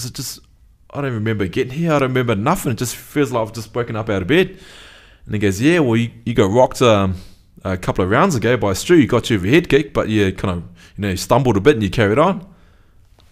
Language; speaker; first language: English; native; English